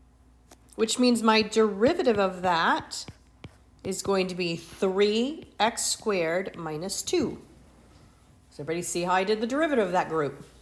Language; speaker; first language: English; native; English